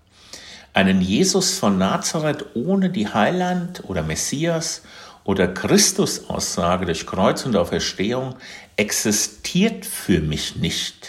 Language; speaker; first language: German; native; German